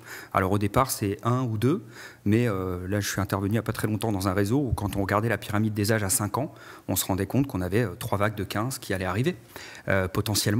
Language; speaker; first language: French; native; French